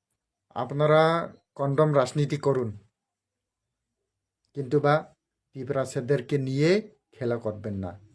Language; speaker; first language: Bangla; non-native, local second language; Kok Borok